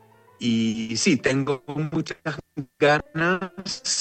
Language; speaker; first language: Spanish; non-native, fluent; Hebrew